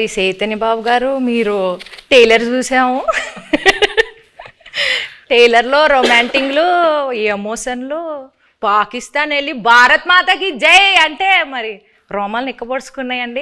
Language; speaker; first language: Telugu; native; Telugu